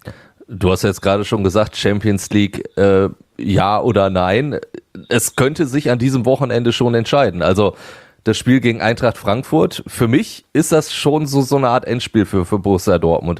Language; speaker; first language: German; native; German